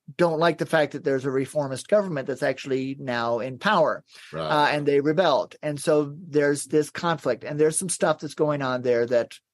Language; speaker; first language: English; native; English